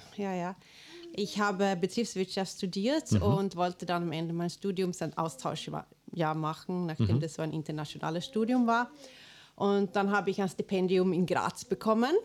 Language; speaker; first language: German; non-native, fluent; Swedish